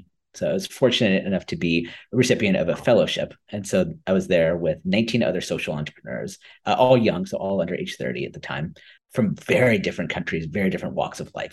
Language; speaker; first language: English; native; English